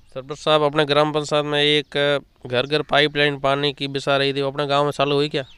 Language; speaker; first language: Hindi; native; Hindi